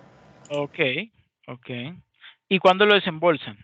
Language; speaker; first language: Spanish; native; Spanish